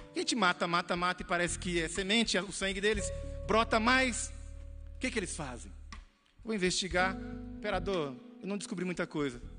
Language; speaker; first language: Portuguese; native; Portuguese